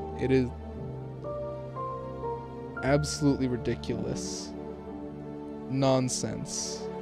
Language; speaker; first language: English; native; English